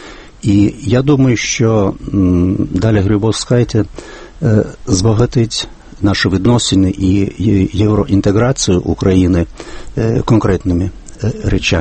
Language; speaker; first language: Ukrainian; non-native, fluent; Lithuanian